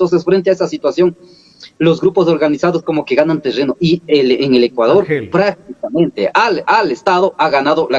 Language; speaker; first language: Spanish; native; Spanish